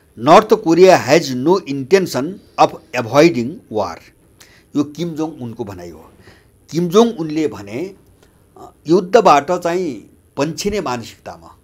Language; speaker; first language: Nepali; native; Nepali